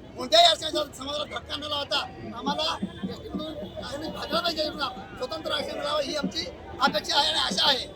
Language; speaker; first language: Marathi; non-native, local second language; Lambadi